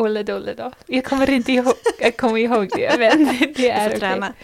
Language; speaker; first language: Swedish; non-native, fluent; English